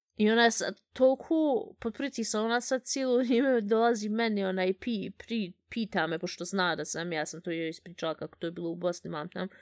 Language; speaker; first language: Bosnian; early bilingual, heritage; Bosnian